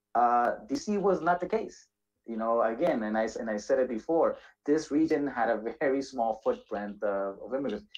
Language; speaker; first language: English; native; English